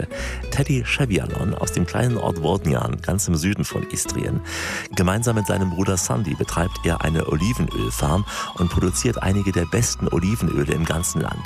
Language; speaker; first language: German; native; German